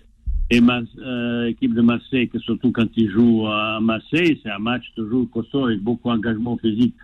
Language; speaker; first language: French; non-native, fluent; Bosnian